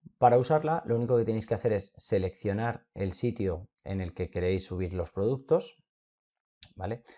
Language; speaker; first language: Spanish; native; Spanish